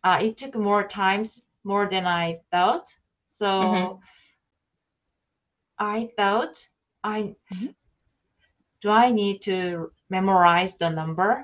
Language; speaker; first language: English; non-native, learner; Korean